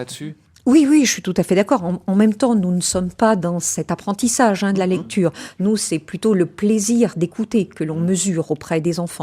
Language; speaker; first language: French; native; French